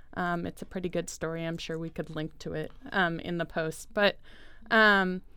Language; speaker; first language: English; native; English